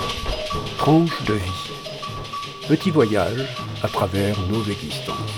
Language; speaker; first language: French; native; French